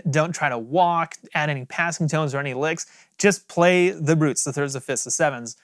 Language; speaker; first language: English; native; English